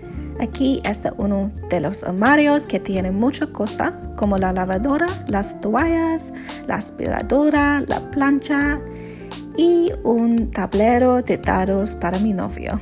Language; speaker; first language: Spanish; non-native, learner; English